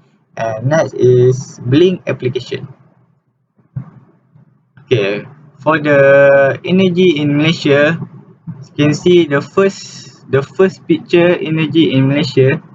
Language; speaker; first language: English; non-native, local second language; Malay